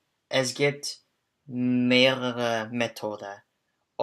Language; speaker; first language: German; non-native, learner; English